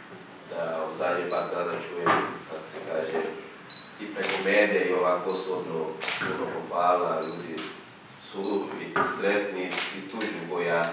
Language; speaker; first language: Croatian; non-native, learner; Portuguese